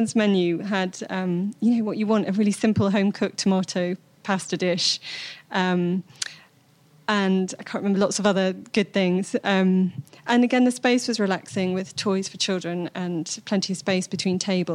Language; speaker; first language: English; native; English